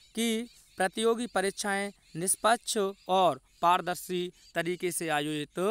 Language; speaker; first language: Hindi; native; Hindi